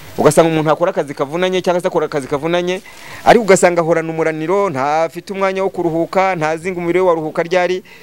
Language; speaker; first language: Kinyarwanda; native; Kinyarwanda